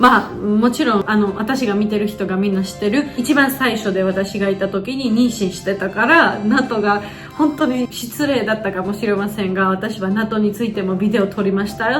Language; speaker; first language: Japanese; non-native, fluent; Georgian